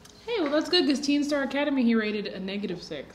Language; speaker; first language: English; native; English